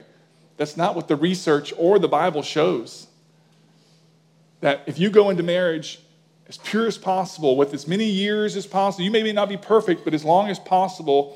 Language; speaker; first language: English; native; English